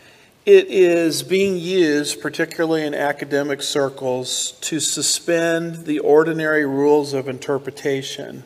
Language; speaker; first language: English; native; English